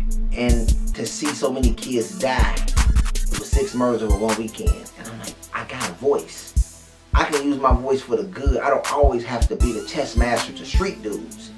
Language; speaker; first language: English; native; English